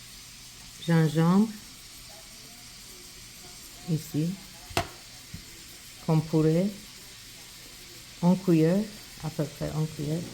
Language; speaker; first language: French; non-native, learner; Persian